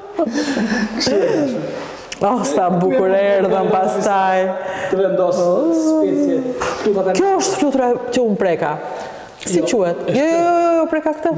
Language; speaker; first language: Albanian; native; Albanian